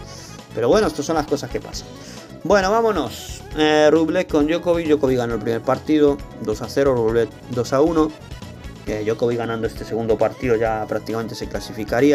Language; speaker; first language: Spanish; native; Spanish